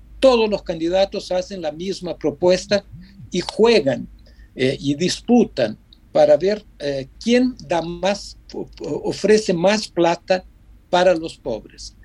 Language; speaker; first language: Spanish; non-native, fluent; Portuguese